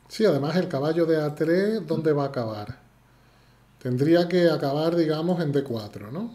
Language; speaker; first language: Spanish; native; Spanish